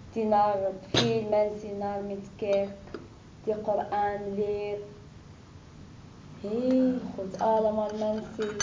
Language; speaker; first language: Dutch; non-native, learner; Arabic